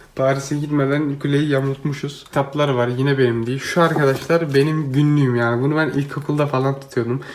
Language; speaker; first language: Turkish; native; Turkish